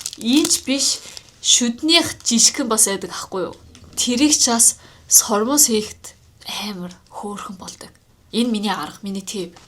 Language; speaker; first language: Mongolian; native; Mongolian